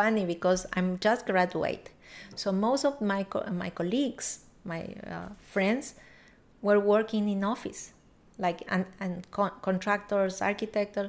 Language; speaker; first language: English; non-native, learner; Spanish